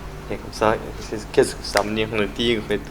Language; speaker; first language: French; non-native, learner; Japanese